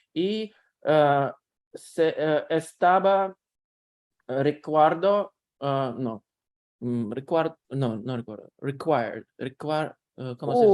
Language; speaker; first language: Spanish; non-native, learner; Russian